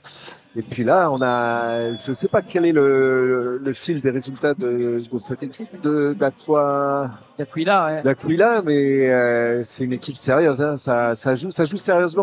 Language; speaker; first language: French; native; French